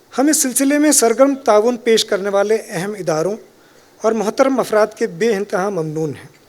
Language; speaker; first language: Urdu; native; Urdu